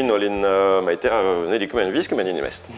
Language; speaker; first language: Estonian; non-native, fluent; French